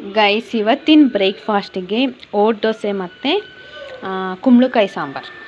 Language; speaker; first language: Kannada; native; Kannada